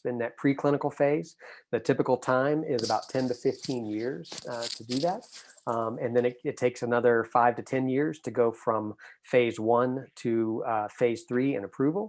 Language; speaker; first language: English; native; English